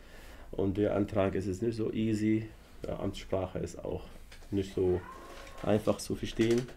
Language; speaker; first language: German; non-native, learner; Arabic